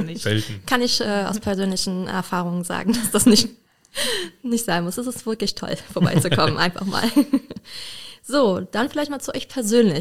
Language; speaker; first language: German; native; German